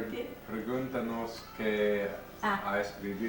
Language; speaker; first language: Spanish; non-native, learner; English